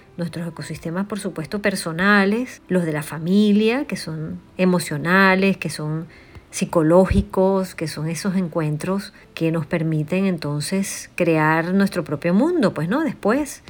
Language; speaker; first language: Spanish; native; Spanish